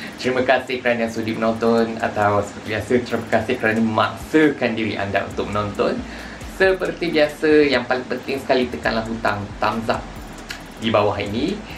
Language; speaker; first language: Malay; native; Malay